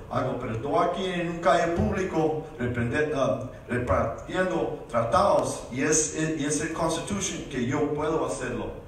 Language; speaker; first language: Spanish; early bilingual, heritage; Spanish